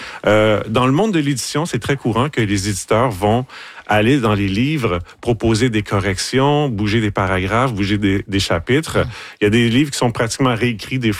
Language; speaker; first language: French; native; French